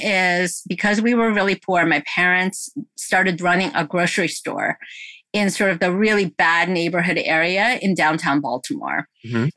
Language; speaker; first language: English; early bilingual, other home language; Korean